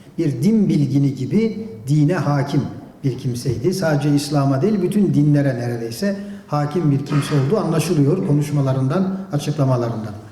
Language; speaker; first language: Turkish; native; Turkish